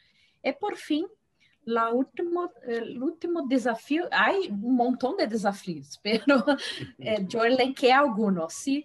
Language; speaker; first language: Spanish; non-native, fluent; Portuguese